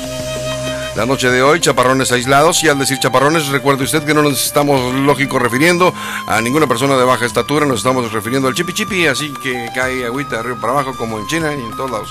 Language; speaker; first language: Spanish; native; Spanish